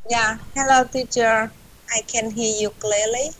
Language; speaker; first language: English; non-native, learner; Vietnamese